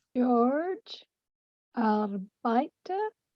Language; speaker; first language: German; non-native, learner; English